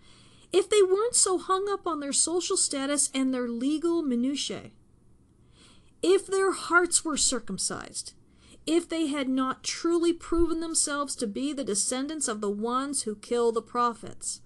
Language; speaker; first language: English; native; English